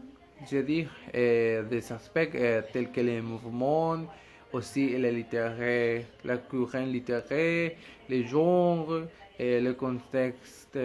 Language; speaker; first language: French; non-native, learner; Spanish